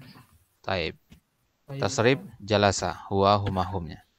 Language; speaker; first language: Arabic; non-native, fluent; Indonesian